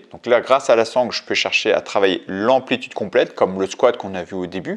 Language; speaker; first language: French; native; French